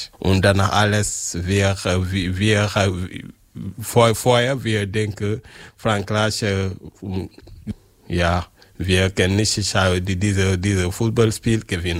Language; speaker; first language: German; non-native, learner; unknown